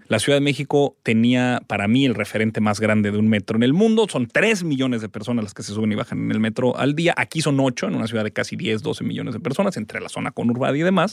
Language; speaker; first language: Spanish; native; Spanish